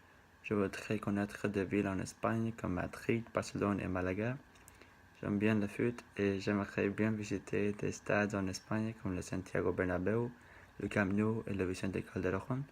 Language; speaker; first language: French; non-native, learner; Spanish